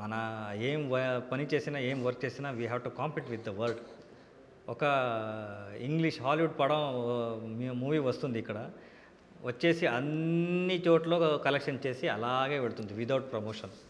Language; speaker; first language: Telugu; non-native, learner; Kannada